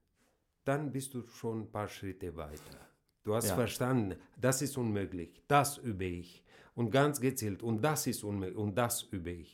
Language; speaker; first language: German; non-native, fluent; Romanian